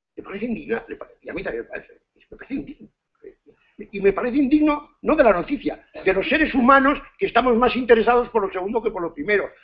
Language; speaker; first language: Spanish; native; Spanish